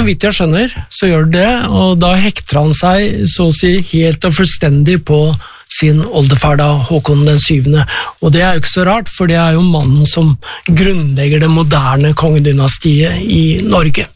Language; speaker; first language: Norwegian; native; Norwegian